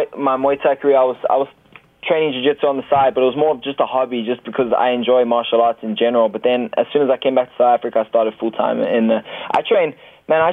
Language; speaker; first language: English; native; English